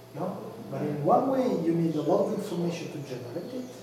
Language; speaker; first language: English; non-native, fluent; Italian